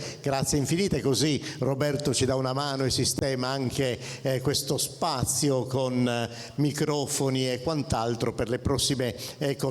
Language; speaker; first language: Italian; native; Italian